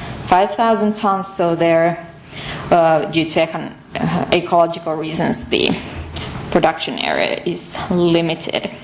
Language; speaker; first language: English; non-native, fluent; Finnish